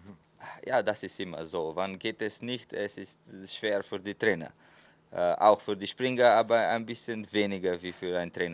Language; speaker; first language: German; non-native, fluent; Slovenian